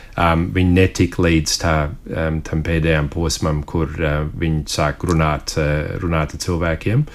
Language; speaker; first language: Latvian; early bilingual, heritage; Latvian